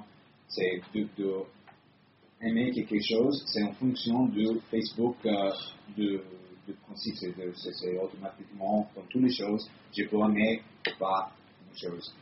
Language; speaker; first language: French; non-native, learner; Italian